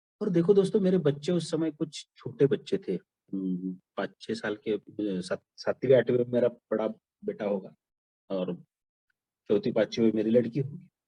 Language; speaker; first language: Hindi; non-native, local second language; Marathi